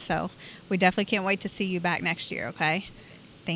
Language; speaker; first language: English; native; English